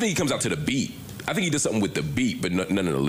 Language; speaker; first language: English; native; English